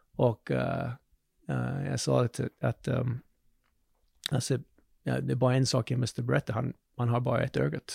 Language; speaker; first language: Swedish; non-native, fluent; English